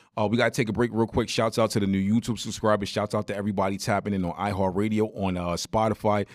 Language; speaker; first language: English; native; English